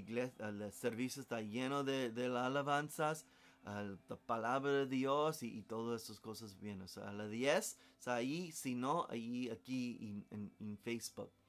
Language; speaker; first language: Spanish; non-native, learner; English